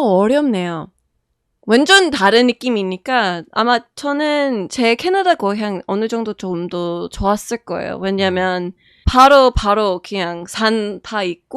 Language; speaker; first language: Korean; non-native, fluent; English